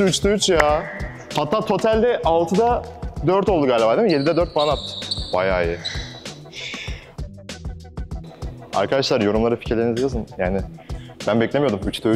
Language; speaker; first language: Turkish; native; Turkish